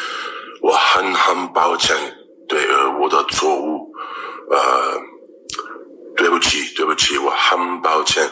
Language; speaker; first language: Chinese; non-native, learner; English